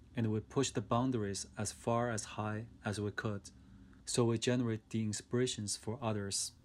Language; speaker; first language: English; non-native, fluent; Chinese